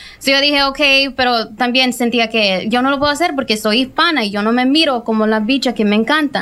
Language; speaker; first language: Spanish; early bilingual, heritage; Spanish